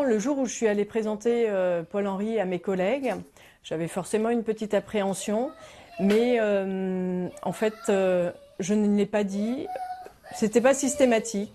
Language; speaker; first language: French; native; French